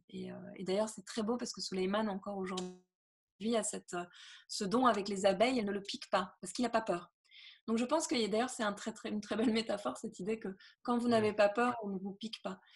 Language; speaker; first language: French; native; French